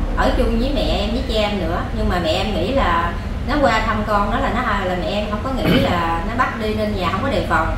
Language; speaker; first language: Vietnamese; native; Vietnamese